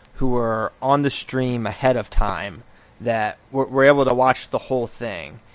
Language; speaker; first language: English; native; English